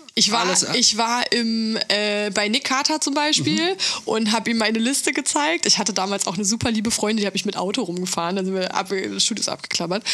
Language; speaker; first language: German; native; German